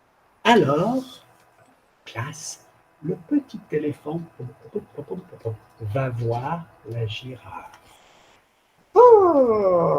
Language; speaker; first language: French; non-native, fluent; English